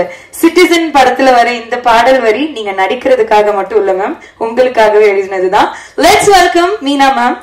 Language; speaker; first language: Tamil; native; Tamil